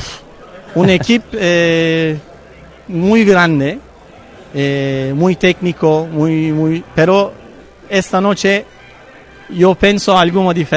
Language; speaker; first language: Spanish; non-native, learner; Turkish